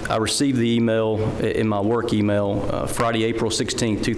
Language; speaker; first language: English; native; English